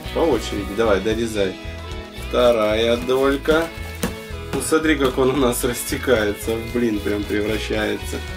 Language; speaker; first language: Russian; native; Russian